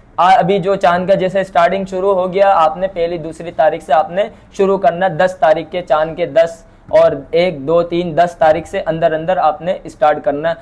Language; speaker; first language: Urdu; non-native, local second language; Bangla